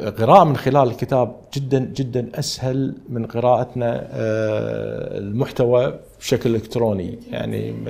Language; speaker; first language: Arabic; native; Arabic